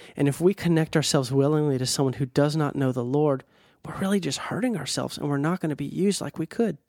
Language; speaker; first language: English; native; English